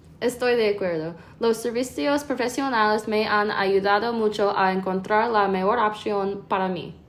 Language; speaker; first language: Spanish; non-native, learner; English